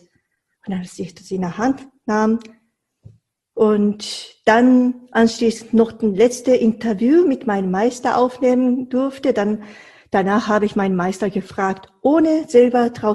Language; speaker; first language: German; non-native, fluent; Japanese